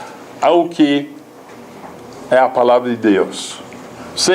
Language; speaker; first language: Portuguese; non-native, fluent; English